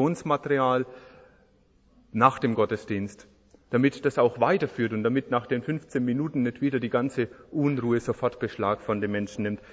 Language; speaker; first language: German; native; German